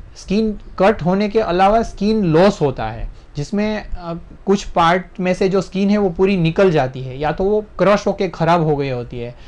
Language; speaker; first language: Hindi; non-native, local second language; Gujarati